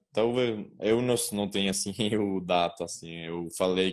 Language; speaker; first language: Portuguese; non-native, learner; Spanish